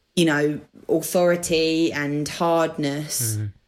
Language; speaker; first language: English; native; English